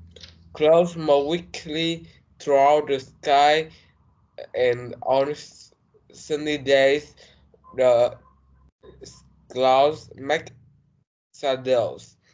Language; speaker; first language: English; non-native, learner; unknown